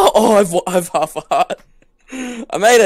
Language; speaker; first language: English; native; English